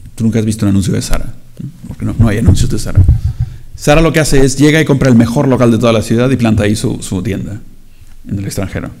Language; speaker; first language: Spanish; native; Spanish